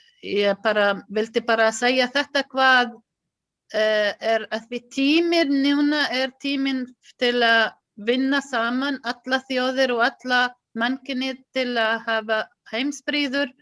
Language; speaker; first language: Icelandic; non-native, learner; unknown